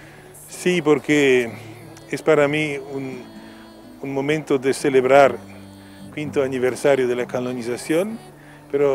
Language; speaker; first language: Spanish; non-native, fluent; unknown